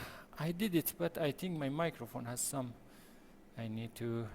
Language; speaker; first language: English; non-native, fluent; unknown